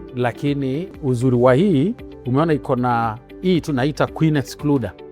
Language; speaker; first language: Swahili; non-native, local second language; Kamba